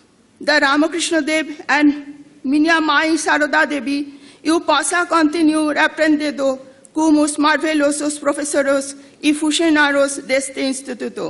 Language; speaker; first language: Portuguese; non-native, learner; Bangla